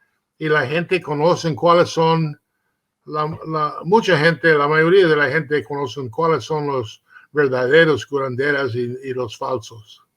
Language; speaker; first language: Spanish; early bilingual, heritage; Spanish